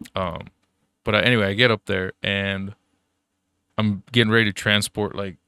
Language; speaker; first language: English; early bilingual, other home language; German